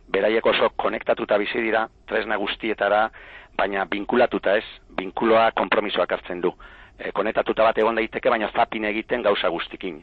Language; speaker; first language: Basque; native; Basque